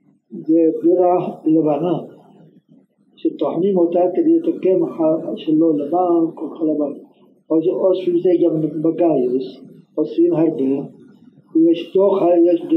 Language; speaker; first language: Hebrew; non-native, fluent; Arabic